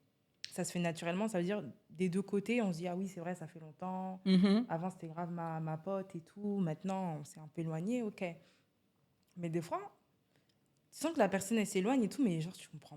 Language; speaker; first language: French; native; French